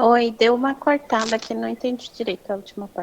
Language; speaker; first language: Portuguese; native; Portuguese